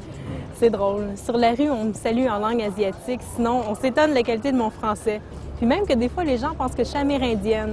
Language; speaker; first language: French; native; French